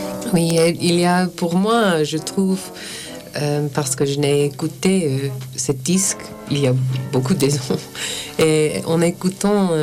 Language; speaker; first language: French; non-native, learner; English